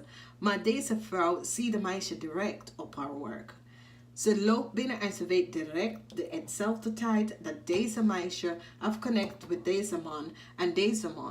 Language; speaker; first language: Dutch; non-native, fluent; English